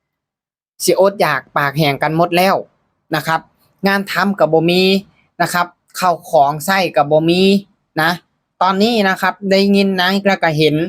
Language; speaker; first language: Thai; non-native, local second language; Lao